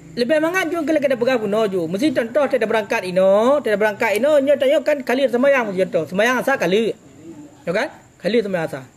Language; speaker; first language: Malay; non-native, local second language; Achinese